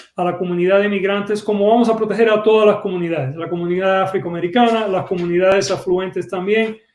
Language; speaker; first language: Spanish; early bilingual, other home language; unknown